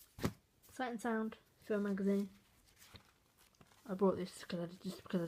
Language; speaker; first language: English; native; English